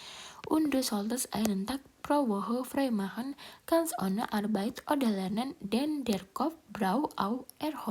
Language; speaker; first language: German; non-native, learner; Indonesian